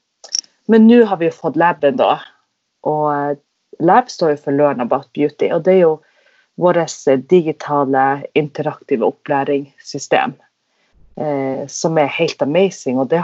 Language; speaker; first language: Norwegian; native; Norwegian